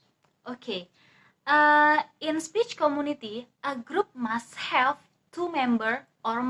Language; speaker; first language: English; non-native, learner; Indonesian